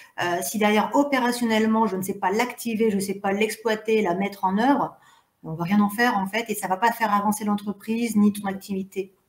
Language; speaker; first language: French; native; French